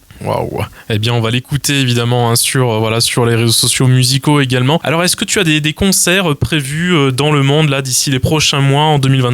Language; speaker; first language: French; native; French